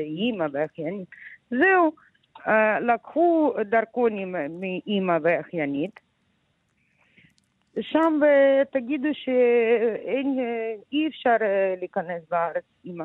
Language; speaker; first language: Hebrew; non-native, learner; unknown